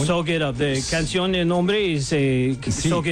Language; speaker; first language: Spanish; non-native, learner; English